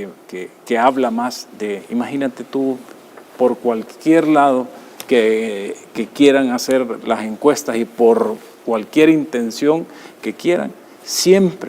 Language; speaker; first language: Spanish; native; Spanish